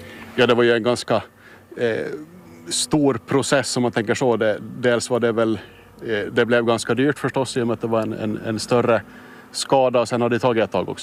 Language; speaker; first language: Swedish; native; Swedish